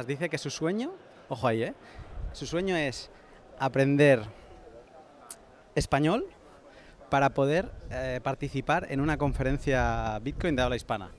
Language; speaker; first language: Spanish; native; Spanish